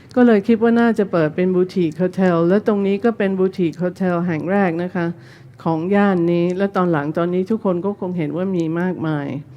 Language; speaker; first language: Thai; non-native, fluent; English